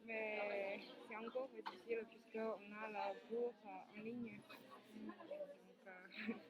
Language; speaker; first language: French; non-native, learner; Chinese